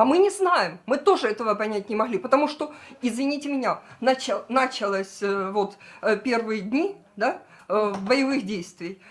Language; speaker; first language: Russian; native; Russian